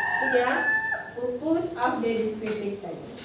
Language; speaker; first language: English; non-native, learner; Indonesian